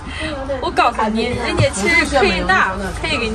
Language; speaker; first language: Chinese; native; Chinese